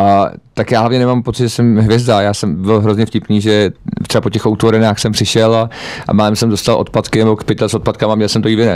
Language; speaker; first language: Czech; native; Czech